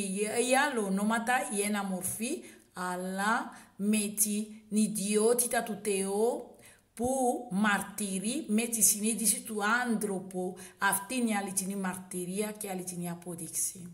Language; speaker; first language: Greek; non-native, learner; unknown